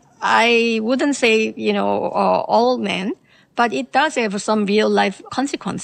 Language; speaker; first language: English; non-native, fluent; Korean